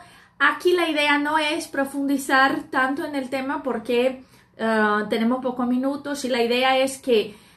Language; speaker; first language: Spanish; non-native, fluent; Portuguese